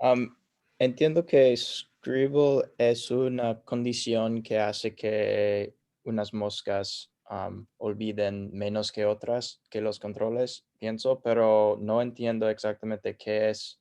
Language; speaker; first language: Spanish; non-native, fluent; English